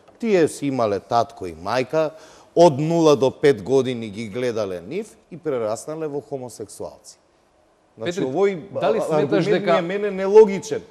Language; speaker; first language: Macedonian; non-native, local second language; Albanian